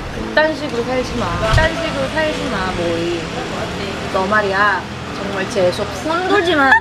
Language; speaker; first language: Korean; non-native, learner; Filipino